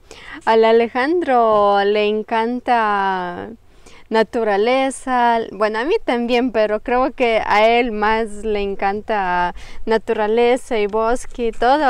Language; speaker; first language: Spanish; non-native, fluent; Ukrainian